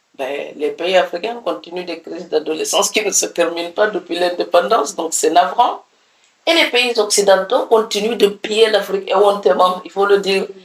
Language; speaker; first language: French; non-native, local second language; Serer